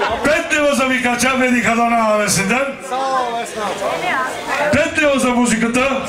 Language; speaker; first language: Bulgarian; non-native, local second language; Turkish